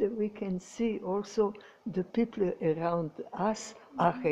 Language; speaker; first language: English; non-native, learner; Croatian